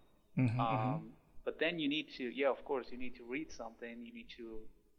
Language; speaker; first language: English; non-native, fluent; Spanish